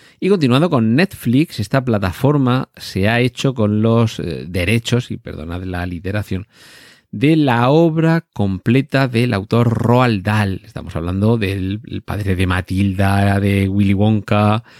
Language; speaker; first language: Spanish; native; Spanish